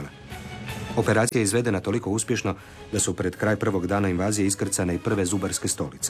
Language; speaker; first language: Serbian; native; Serbian